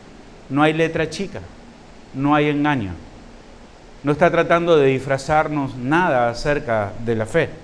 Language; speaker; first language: Spanish; native; Spanish